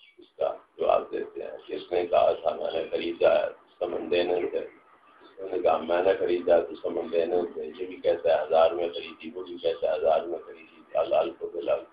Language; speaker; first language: Urdu; non-native, local second language; Punjabi